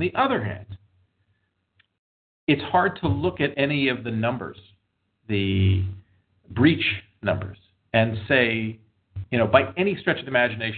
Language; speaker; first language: English; native; English